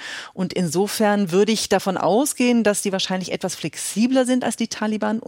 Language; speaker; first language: German; native; German